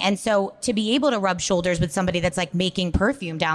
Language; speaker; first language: English; native; English